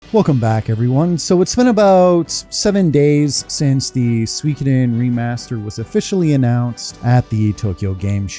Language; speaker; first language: English; native; English